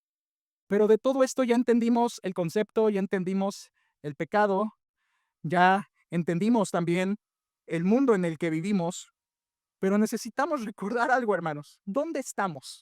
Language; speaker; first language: Spanish; native; Spanish